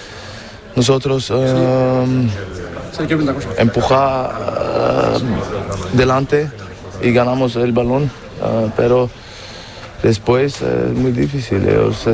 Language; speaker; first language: Spanish; non-native, learner; German